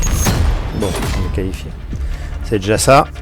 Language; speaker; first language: French; native; French